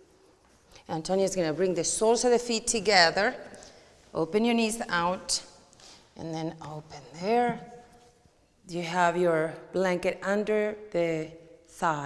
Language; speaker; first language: English; non-native, fluent; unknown